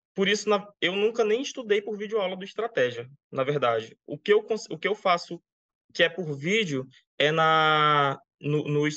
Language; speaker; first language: Portuguese; native; Portuguese